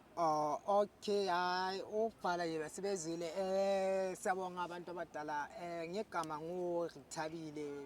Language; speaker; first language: Zulu; non-native, local second language; Southern Sotho